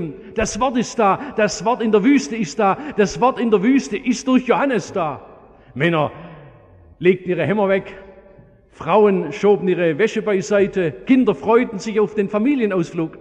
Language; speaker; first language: German; native; German